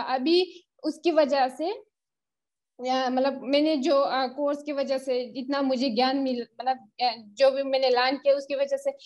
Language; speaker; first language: Hindi; native; Hindi